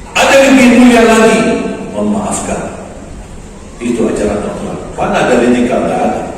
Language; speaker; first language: Malay; non-native, fluent; Arabic